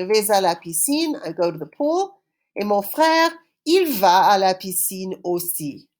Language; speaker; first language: French; non-native, fluent; English